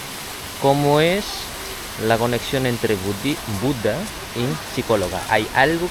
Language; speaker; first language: Spanish; non-native, fluent; Indonesian